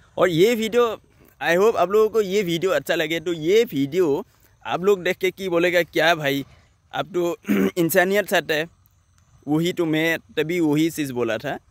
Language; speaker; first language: Hindi; non-native, local second language; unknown